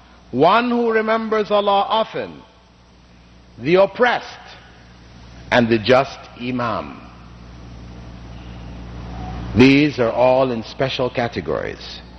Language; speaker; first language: English; non-native, fluent; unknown